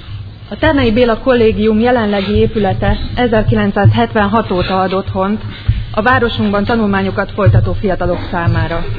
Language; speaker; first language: Hungarian; native; Hungarian